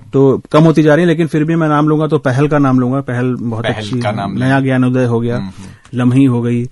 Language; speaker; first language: Hindi; native; Hindi